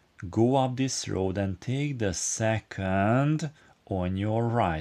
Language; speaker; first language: English; non-native, fluent; Hungarian